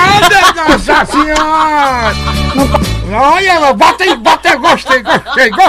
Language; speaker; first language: Portuguese; native; Portuguese